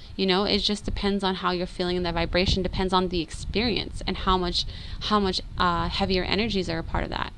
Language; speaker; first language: English; native; English